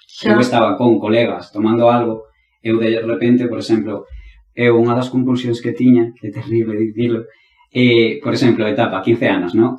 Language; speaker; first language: Galician; non-native, local second language; Spanish